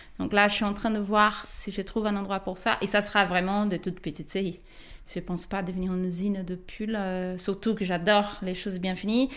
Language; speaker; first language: French; non-native, fluent; Portuguese